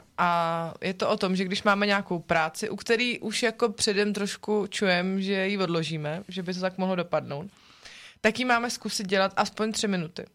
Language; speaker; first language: Czech; native; Czech